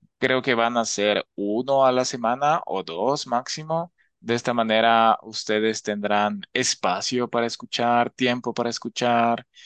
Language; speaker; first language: Spanish; native; Spanish